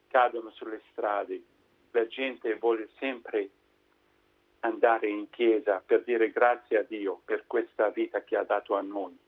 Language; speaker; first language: Italian; non-native, fluent; Arabic